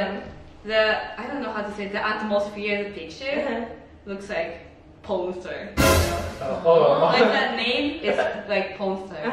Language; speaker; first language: English; non-native, fluent; Japanese